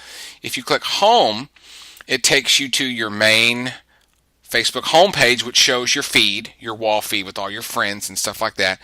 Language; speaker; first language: English; native; English